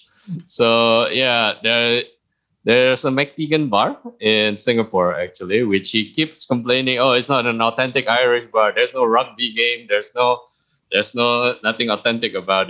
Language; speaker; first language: English; early bilingual, other home language; Indonesian